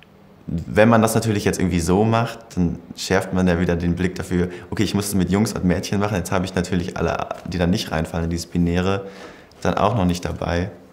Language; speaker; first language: German; native; German